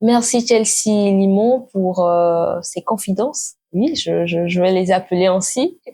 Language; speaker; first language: French; native; French